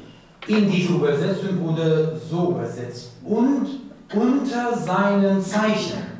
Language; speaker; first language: German; non-native, learner; Persian